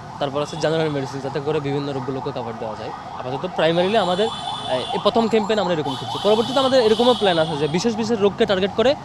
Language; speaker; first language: Bangla; native; Bangla